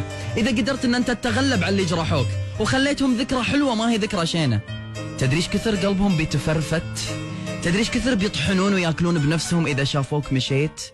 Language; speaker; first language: Arabic; native; Arabic